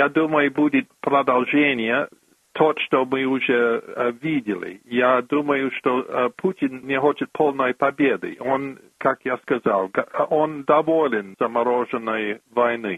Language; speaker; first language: Russian; non-native, fluent; English